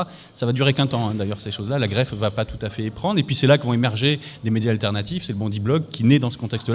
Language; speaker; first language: French; native; French